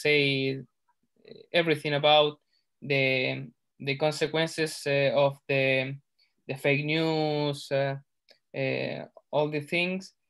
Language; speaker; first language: English; non-native, learner; Spanish